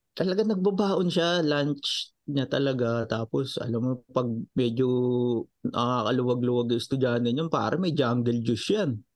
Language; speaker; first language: Filipino; native; Filipino